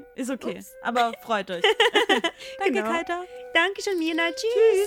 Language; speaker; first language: German; non-native, fluent; Ukrainian